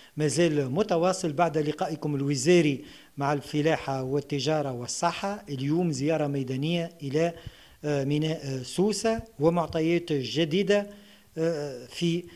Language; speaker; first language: Arabic; native; Arabic